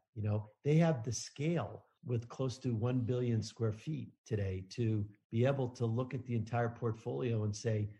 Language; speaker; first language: English; native; English